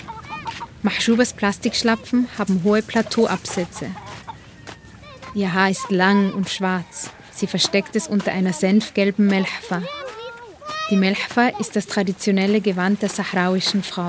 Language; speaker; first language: German; native; German